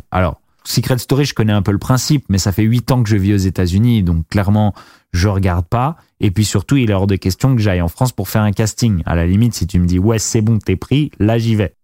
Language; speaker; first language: French; native; French